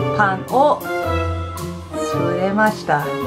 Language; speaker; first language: Japanese; non-native, learner; English